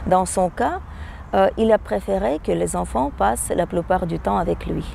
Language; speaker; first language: French; non-native, fluent; Russian